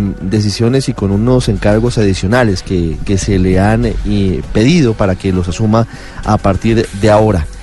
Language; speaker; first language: Spanish; native; Spanish